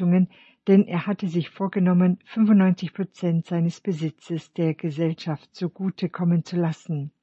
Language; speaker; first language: German; native; German